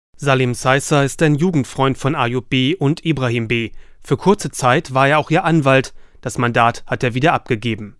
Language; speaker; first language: German; native; German